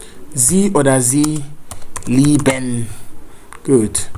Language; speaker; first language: German; non-native, fluent; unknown